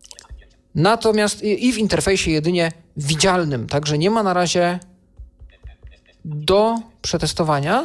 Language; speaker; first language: Polish; native; Polish